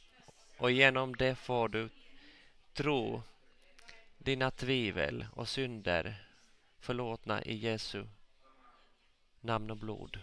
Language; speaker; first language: Swedish; non-native, local second language; Finnish